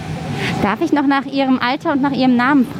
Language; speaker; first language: German; native; German